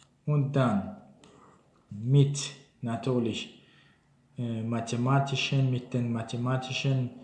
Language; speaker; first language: German; non-native, learner; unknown